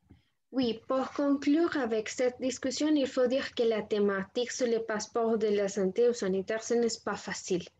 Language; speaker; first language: French; non-native, learner; Spanish